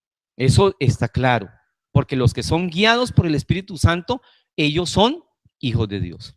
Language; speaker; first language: Spanish; native; Spanish